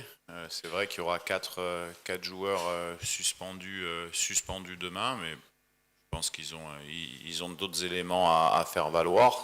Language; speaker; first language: French; native; French